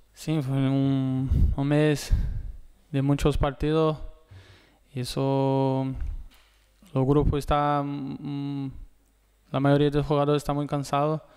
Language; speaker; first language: Spanish; non-native, learner; Portuguese